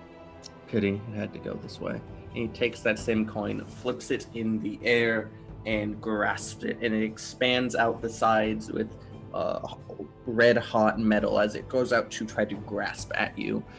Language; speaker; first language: English; native; English